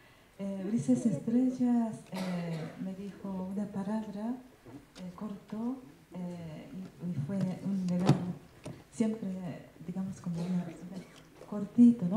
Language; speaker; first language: Spanish; non-native, learner; Japanese